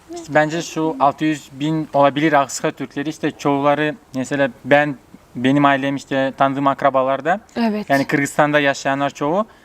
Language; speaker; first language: Turkish; early bilingual, heritage; Turkish